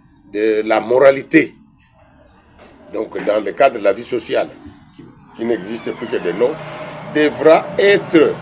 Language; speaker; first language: French; non-native, local second language; Kongo